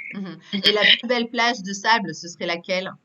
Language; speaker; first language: French; native; French